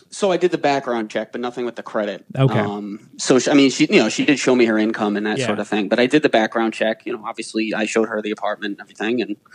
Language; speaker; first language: English; native; English